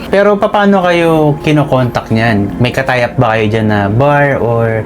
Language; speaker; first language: Filipino; native; Filipino